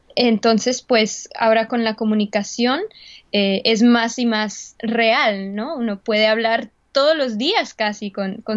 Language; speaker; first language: Spanish; early bilingual, heritage; Spanish